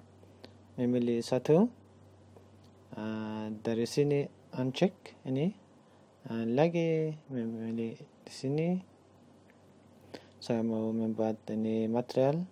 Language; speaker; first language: Indonesian; non-native, learner; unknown